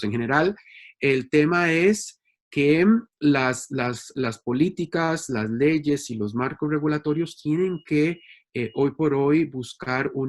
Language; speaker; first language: Spanish; native; Spanish